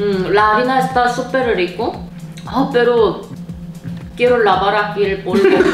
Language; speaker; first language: Spanish; non-native, learner; Korean